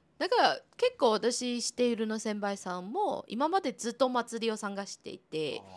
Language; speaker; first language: Japanese; non-native, fluent; Chinese